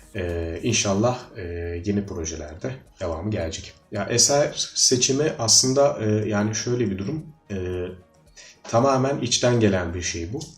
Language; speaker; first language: Turkish; native; Turkish